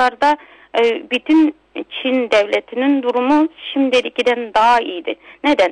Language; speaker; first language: Turkish; non-native, local second language; Uyghur